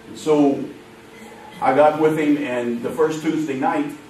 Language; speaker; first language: English; native; English